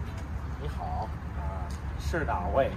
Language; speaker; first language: Chinese; non-native, learner; English